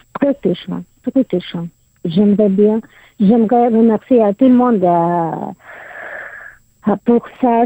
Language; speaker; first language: French; non-native, learner; Arabic